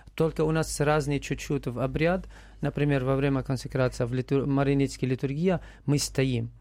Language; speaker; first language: Russian; non-native, learner; Arabic